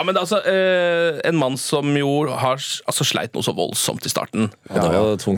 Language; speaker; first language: Norwegian; native; Norwegian